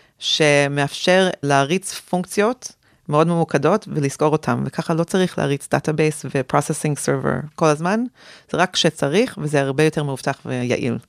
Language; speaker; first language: Hebrew; early bilingual, heritage; Hebrew